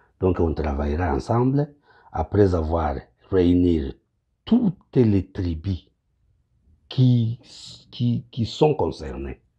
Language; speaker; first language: French; non-native, local second language; Kinyarwanda